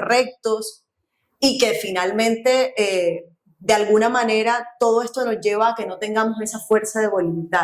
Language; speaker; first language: Spanish; native; Spanish